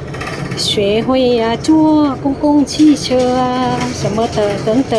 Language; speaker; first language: Chinese; non-native, learner; Lao